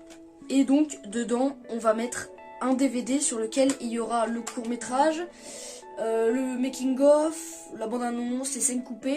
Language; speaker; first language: French; native; French